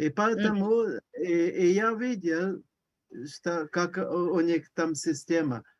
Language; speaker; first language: Russian; non-native, learner; Hungarian